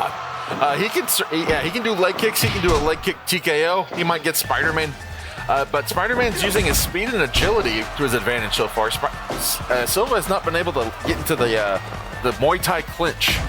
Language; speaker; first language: English; native; English